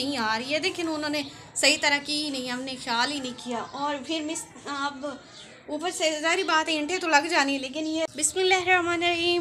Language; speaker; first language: Urdu; non-native, local second language; Punjabi